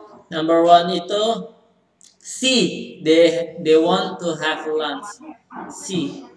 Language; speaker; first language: English; non-native, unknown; Indonesian